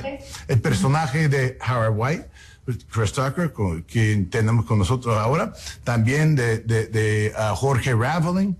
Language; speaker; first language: Spanish; non-native, learner; English